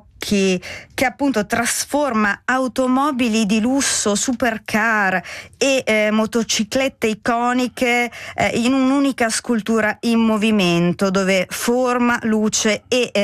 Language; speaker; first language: Italian; native; Italian